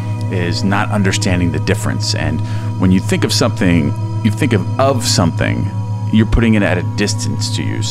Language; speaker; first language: English; native; English